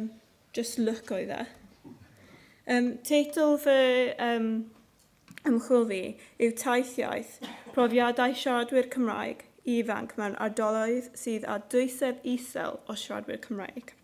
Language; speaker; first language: Welsh; non-native, local second language; English